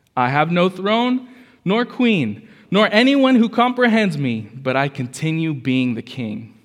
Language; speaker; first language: English; early bilingual, other home language; Spanish